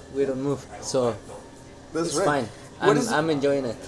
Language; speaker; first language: English; non-native, fluent; Spanish